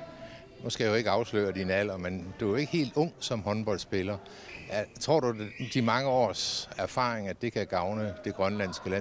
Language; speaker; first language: Danish; native; Danish